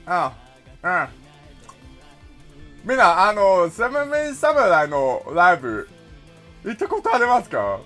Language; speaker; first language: Japanese; non-native, learner; English